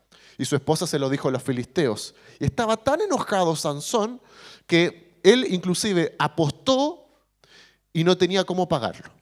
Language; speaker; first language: Spanish; native; Spanish